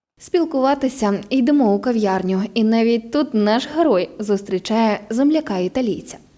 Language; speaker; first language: Ukrainian; native; Ukrainian